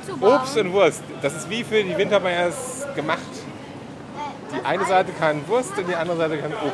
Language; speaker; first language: German; native; German